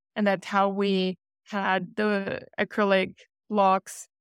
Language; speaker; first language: English; non-native, fluent; Russian